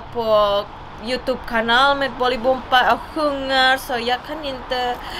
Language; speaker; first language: Swedish; non-native, learner; Indonesian